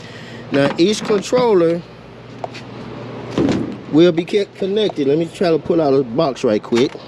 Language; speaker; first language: English; native; English